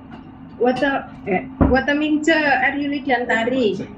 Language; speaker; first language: Cantonese; non-native, learner; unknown